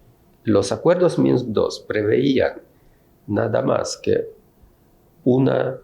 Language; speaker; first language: Spanish; non-native, fluent; Russian